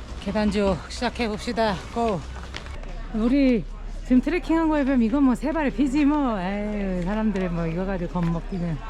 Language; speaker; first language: Korean; native; Korean